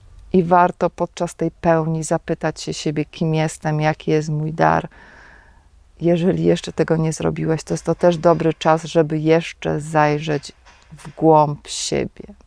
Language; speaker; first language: Polish; native; Polish